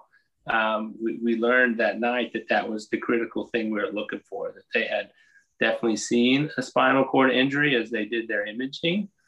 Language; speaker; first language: English; native; English